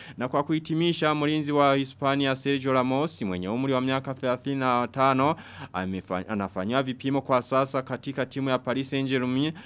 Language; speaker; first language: Swahili; non-native, local second language; Rundi